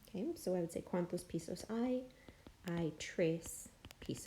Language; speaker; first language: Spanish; non-native, fluent; English